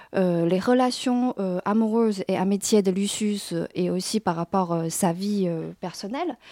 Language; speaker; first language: French; non-native, fluent; Chinese